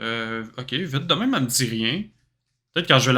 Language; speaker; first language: French; native; French